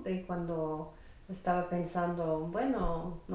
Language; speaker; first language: Spanish; non-native, fluent; English